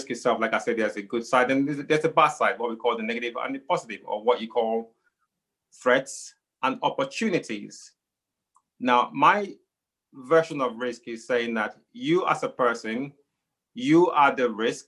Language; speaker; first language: English; non-native, local second language; Igbo